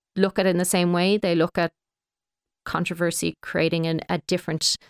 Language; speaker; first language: English; native; English